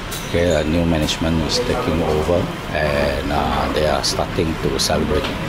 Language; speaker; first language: English; non-native, local second language; Chinese